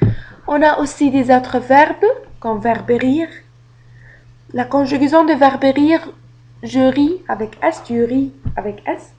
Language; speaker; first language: French; non-native, fluent; Arabic